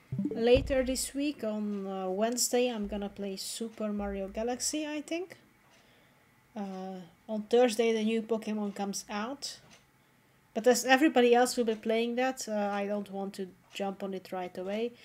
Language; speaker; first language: English; non-native, fluent; Hungarian